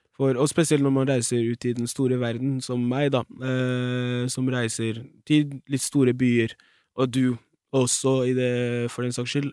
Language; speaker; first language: Norwegian; early bilingual, other home language; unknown